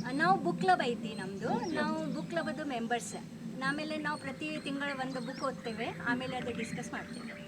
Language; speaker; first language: Kannada; non-native, local second language; Gujarati